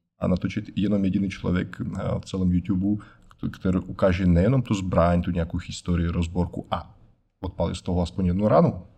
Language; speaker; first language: Czech; non-native, fluent; Russian